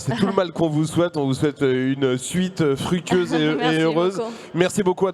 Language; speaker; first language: French; native; French